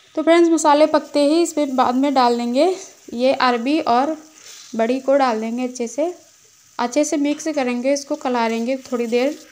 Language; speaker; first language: Hindi; native; Hindi